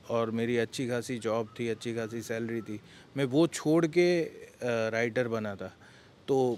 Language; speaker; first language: Hindi; non-native, local second language; Gujarati